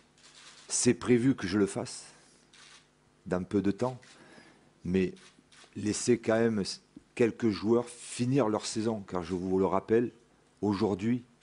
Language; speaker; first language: French; native; French